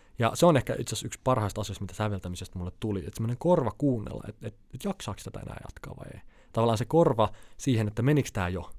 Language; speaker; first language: Finnish; native; Finnish